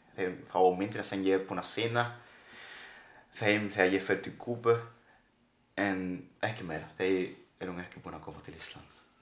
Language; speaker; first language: Icelandic; non-native, learner; Spanish